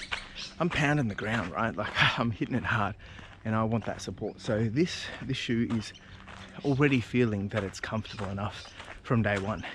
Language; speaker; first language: English; native; English